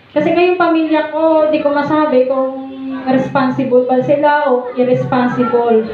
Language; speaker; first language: Filipino; native; Filipino